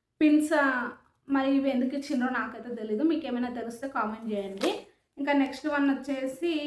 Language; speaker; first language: Telugu; native; Telugu